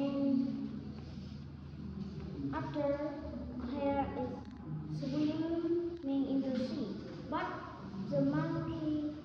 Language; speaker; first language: English; non-native, learner; Vietnamese